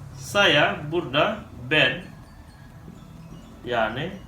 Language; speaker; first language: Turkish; non-native, fluent; Indonesian